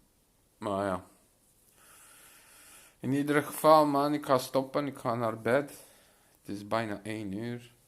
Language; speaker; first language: Dutch; non-native, local second language; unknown